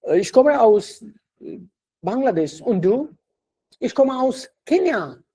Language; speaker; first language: German; non-native, learner; Hindi